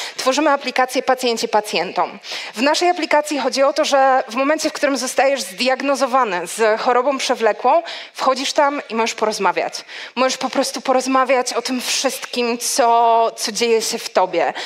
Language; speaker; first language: Polish; native; Polish